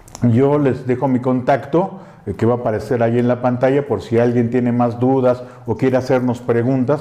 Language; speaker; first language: Spanish; native; Spanish